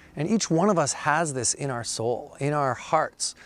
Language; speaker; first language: English; native; English